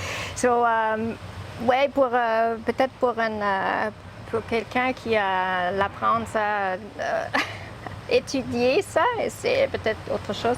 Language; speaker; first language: French; non-native, learner; English